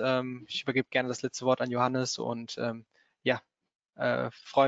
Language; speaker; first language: German; native; German